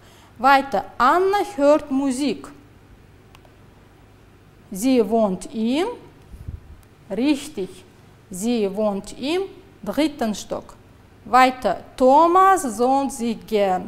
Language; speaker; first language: German; non-native, fluent; Uzbek